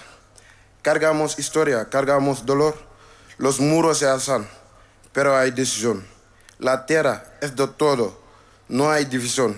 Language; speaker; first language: Spanish; non-native, learner; Wolof